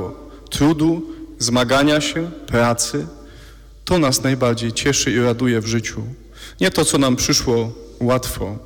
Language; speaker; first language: Polish; native; Polish